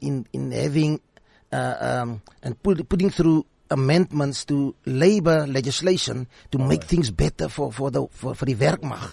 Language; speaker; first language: English; non-native, local second language; Afrikaans